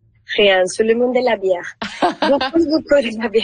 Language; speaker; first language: French; non-native, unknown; Spanish